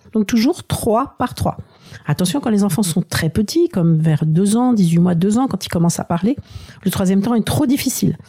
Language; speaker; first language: French; native; French